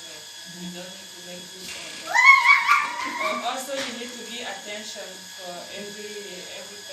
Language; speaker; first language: English; non-native, learner; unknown